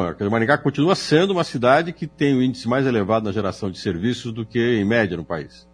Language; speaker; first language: Portuguese; native; Portuguese